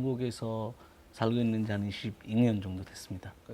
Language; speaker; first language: Korean; non-native, fluent; Bangla